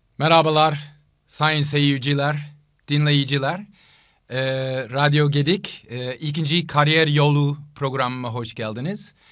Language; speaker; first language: Turkish; non-native, fluent; English